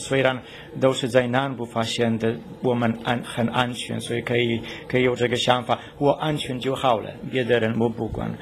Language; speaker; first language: Chinese; non-native, learner; Polish